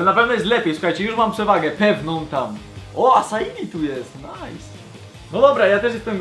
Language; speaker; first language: Polish; native; Polish